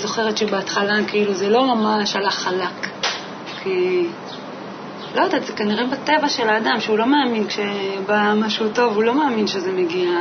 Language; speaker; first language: Hebrew; native; Hebrew